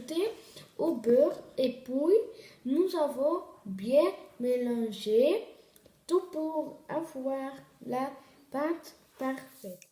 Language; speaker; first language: French; non-native, learner; Dutch